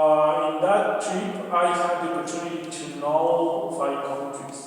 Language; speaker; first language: English; non-native, learner; Spanish